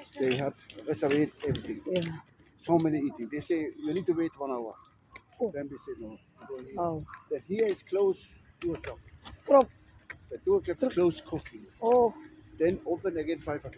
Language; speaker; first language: English; non-native, learner; German